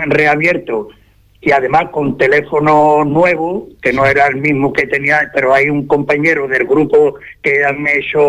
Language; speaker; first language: Spanish; native; Spanish